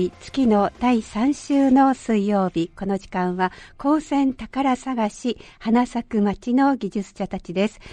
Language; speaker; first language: Japanese; native; Japanese